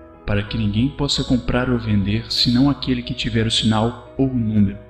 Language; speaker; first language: Portuguese; native; Portuguese